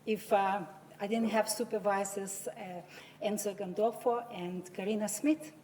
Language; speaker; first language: English; non-native, fluent; Lithuanian